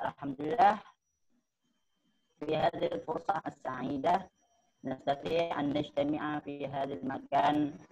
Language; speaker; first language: Arabic; non-native, learner; Indonesian